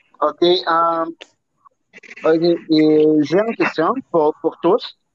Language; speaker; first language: French; non-native, learner; Spanish